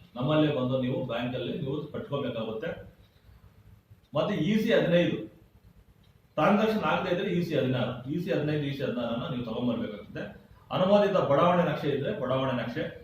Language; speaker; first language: Kannada; native; Kannada